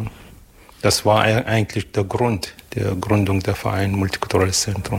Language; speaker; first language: German; non-native, fluent; Arabic